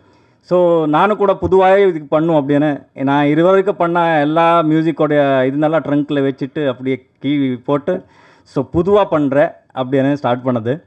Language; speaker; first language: Tamil; non-native, learner; Kannada